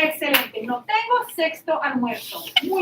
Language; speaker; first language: Spanish; non-native, fluent; English